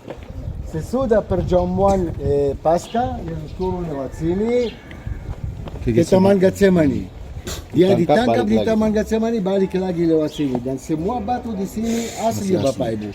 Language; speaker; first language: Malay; non-native, fluent; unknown